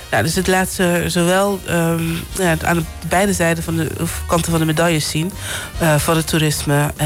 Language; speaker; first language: Dutch; non-native, local second language; Papiamento